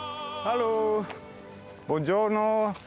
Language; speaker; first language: Italian; non-native, learner; Korean